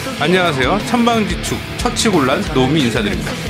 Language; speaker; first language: Korean; native; Korean